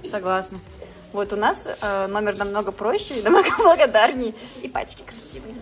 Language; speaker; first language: Russian; native; Russian